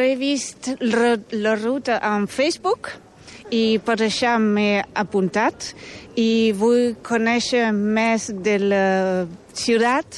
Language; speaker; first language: Catalan; non-native, learner; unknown